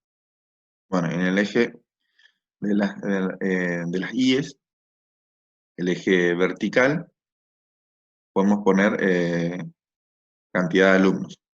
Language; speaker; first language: Spanish; native; Spanish